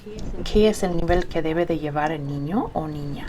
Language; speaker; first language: Spanish; early bilingual, heritage; Spanish